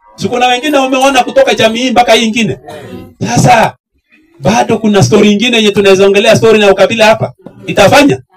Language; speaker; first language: Swahili; non-native, local second language; Kalenjin